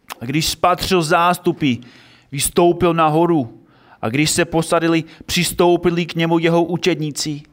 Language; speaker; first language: Czech; non-native, fluent; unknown